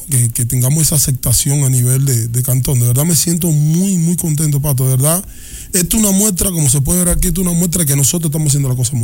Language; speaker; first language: Spanish; native; Spanish